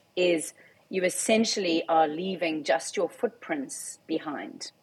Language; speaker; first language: English; native; English